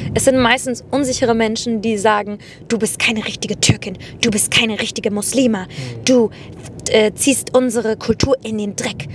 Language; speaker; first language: German; native; German